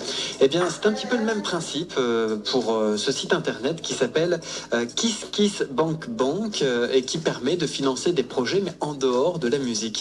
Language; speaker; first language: French; native; French